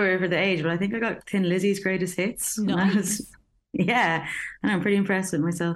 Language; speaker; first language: English; native; English